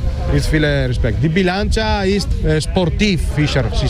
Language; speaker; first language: German; non-native, learner; Italian